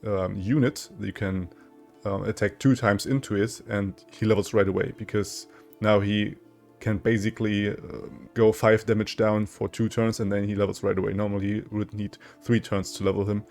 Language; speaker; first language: English; non-native, fluent; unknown